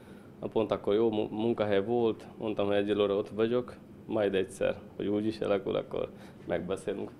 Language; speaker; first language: Hungarian; non-native, learner; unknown